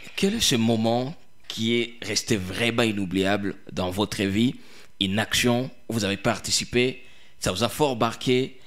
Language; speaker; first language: French; non-native, local second language; Swahili